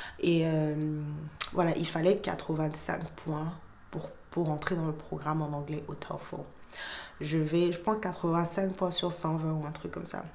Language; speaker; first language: French; native; French